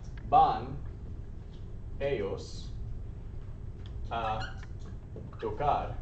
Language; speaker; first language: Spanish; non-native, learner; English